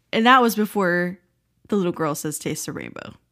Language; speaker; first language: English; native; English